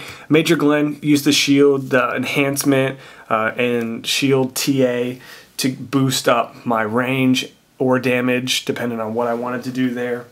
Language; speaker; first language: English; native; English